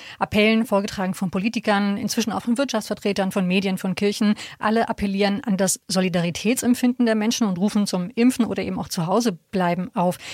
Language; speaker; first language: German; native; German